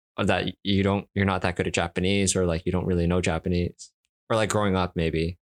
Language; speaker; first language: English; native; English